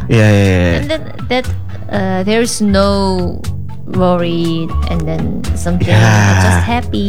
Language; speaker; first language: English; non-native, learner; Korean